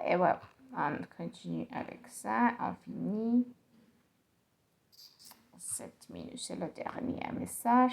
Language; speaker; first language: French; non-native, learner; Spanish